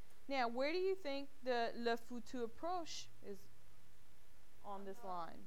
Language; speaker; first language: English; native; English